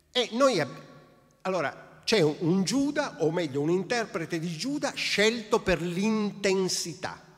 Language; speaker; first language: Italian; native; Italian